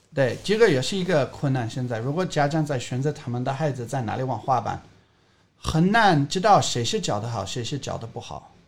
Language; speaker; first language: Chinese; non-native, fluent; English